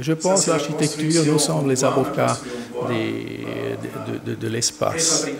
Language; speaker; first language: French; non-native, learner; German